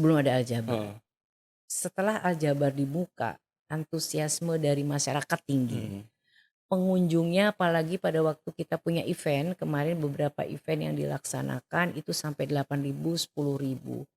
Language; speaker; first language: Indonesian; native; Indonesian